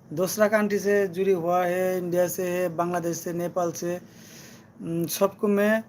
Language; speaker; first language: Hindi; non-native, learner; Bangla